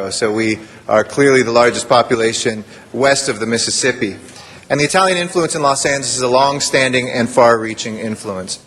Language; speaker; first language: English; early bilingual, other home language; Italian